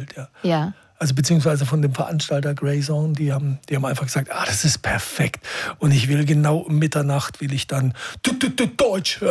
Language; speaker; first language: German; native; German